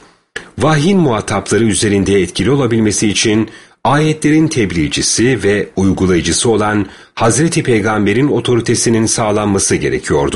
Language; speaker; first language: Turkish; native; Turkish